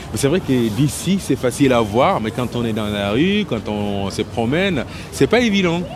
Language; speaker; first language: French; non-native, fluent; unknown